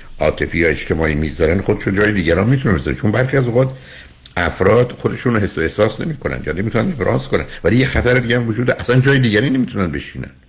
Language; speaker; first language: Persian; native; Persian